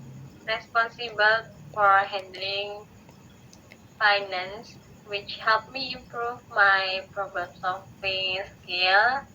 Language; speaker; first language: English; non-native, learner; Indonesian